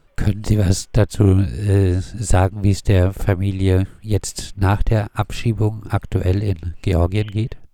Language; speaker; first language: German; native; German